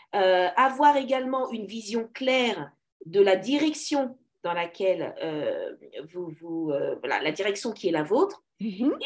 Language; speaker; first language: French; native; French